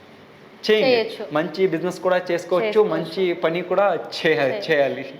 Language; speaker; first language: Telugu; non-native, local second language; Hindi